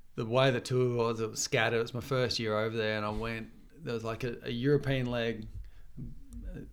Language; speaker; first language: English; native; English